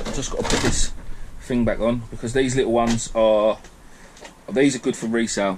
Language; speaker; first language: English; native; English